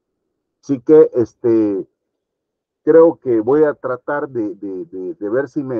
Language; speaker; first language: Spanish; native; Spanish